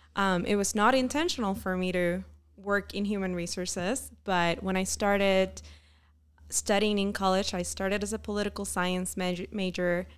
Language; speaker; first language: English; non-native, fluent; Spanish